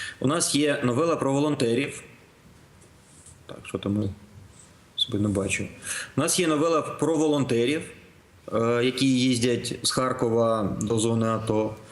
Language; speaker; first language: Ukrainian; non-native, local second language; Russian